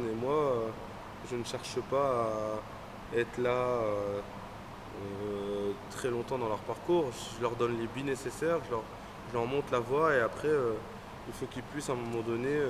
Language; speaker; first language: French; native; French